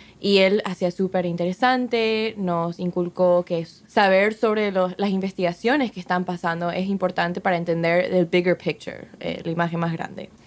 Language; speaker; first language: Spanish; native; Spanish